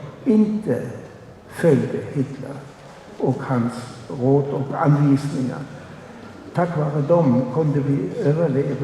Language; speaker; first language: Swedish; non-native, fluent; German